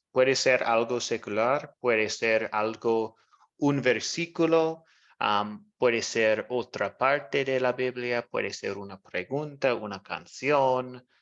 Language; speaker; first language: Spanish; non-native, fluent; English